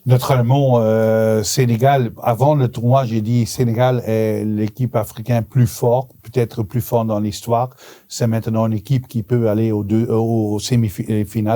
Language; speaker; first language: French; non-native, local second language; Dutch